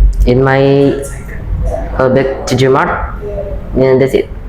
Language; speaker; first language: English; non-native, learner; Indonesian